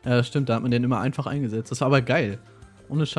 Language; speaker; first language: German; native; German